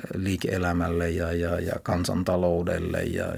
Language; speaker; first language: Finnish; native; Finnish